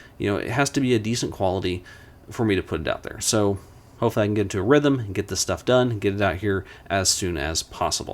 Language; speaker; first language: English; native; English